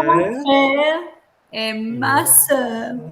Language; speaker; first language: French; non-native, fluent; English